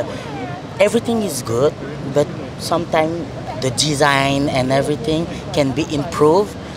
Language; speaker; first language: English; non-native, learner; French